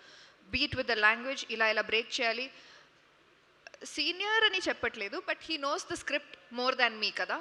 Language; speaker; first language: Telugu; non-native, fluent; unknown